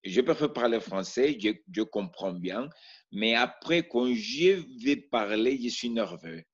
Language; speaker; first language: French; non-native, learner; Spanish